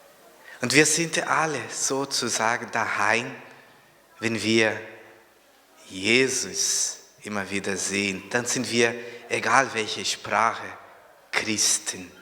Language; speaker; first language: German; non-native, fluent; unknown